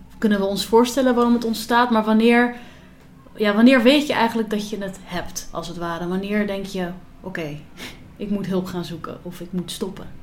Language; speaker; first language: Dutch; native; Dutch